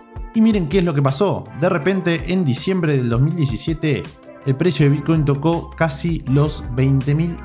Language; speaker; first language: Spanish; native; Spanish